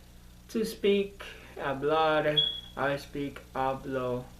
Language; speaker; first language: Spanish; non-native, learner; English